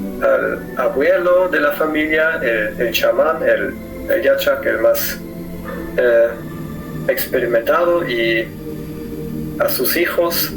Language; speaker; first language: Spanish; non-native, fluent; German